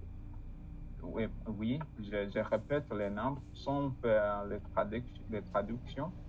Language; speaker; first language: French; non-native, learner; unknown